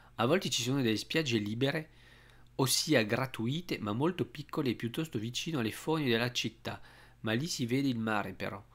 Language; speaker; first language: Italian; non-native, fluent; French